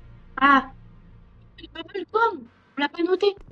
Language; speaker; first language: French; native; French